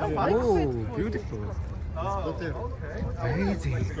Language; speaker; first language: English; non-native, learner; Chinese